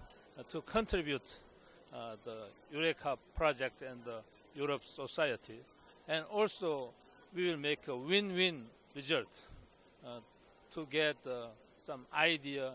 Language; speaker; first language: English; non-native, fluent; Korean